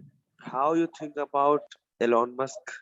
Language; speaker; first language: English; non-native, learner; Urdu